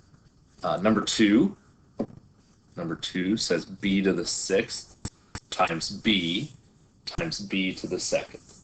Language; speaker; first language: English; native; English